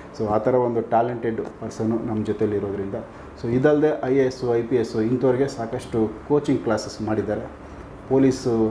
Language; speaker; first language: Kannada; native; Kannada